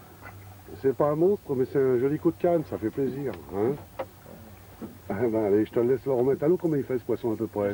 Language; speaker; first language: French; native; French